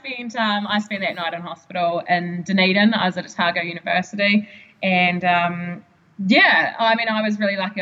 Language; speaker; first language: English; native; English